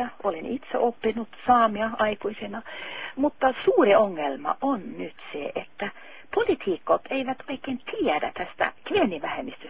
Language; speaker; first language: Finnish; non-native, fluent; Norwegian